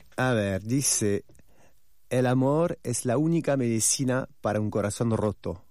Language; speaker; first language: Spanish; non-native, fluent; French